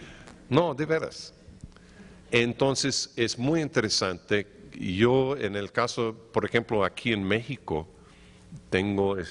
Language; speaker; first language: Spanish; non-native, fluent; English